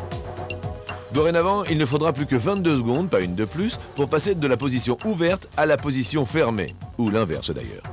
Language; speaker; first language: French; native; French